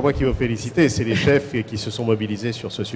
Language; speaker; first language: French; native; French